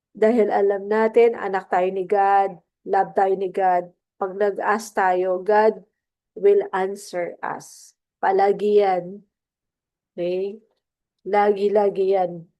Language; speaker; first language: Filipino; non-native, local second language; Cebuano